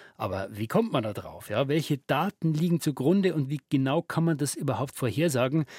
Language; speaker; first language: German; native; German